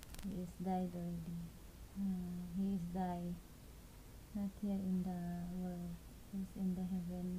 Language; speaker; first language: English; non-native, local second language; Cebuano